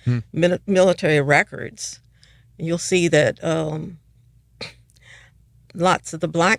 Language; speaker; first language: English; native; English